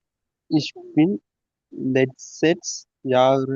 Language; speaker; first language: German; non-native, learner; Tamil